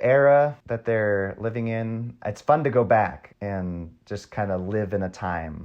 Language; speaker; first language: English; native; English